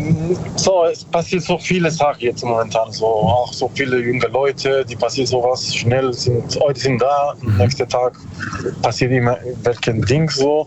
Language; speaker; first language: German; non-native, learner; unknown